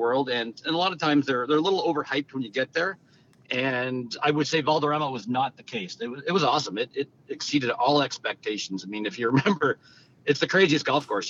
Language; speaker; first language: English; native; English